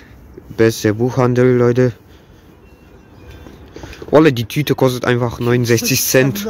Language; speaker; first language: German; early bilingual, other home language; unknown